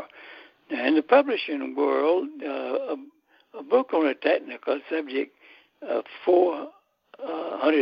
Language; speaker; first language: English; native; English